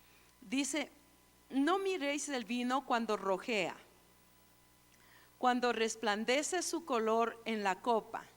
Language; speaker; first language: Spanish; native; Spanish